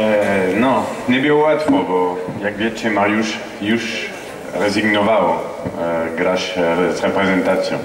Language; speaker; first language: Polish; non-native, fluent; French